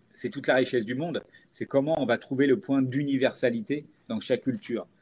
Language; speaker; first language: French; native; French